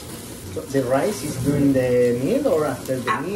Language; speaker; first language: English; non-native, learner; Spanish